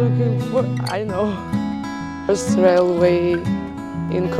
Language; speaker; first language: English; non-native, learner; Russian